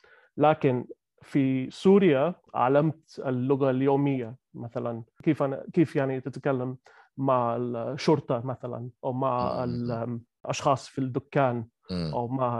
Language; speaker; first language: Arabic; non-native, learner; Kachhi